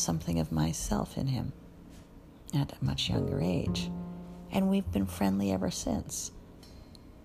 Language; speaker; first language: English; native; English